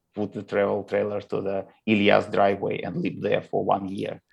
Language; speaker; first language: English; non-native, learner; Russian